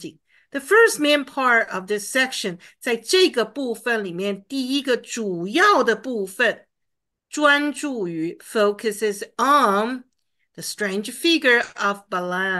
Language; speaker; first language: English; non-native, fluent; Chinese